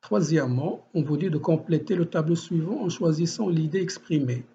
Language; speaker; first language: French; non-native, local second language; Arabic